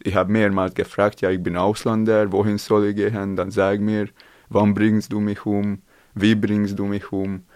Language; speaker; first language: German; non-native, learner; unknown